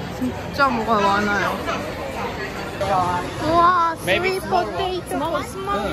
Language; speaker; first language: Korean; non-native, learner; Chinese